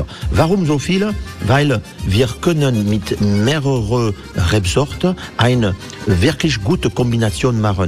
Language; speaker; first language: German; non-native, learner; French